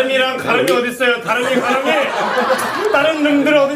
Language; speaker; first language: Korean; native; Korean